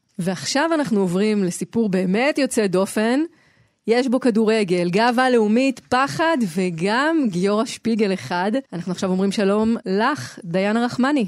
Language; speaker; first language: Hebrew; native; Hebrew